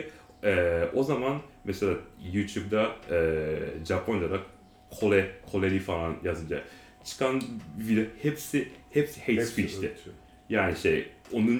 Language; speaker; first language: Turkish; non-native, learner; Japanese